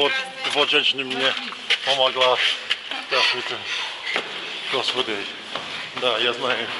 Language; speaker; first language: Russian; non-native, learner; English